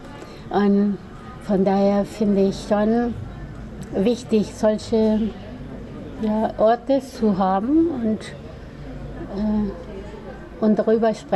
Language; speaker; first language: German; non-native, fluent; Spanish